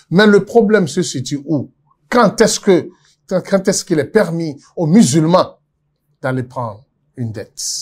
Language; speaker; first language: French; non-native, local second language; Yoruba